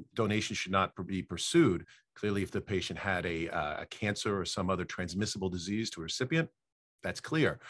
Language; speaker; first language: English; native; English